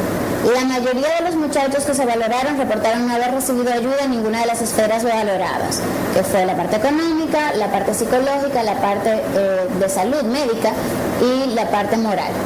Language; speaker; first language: Spanish; native; Spanish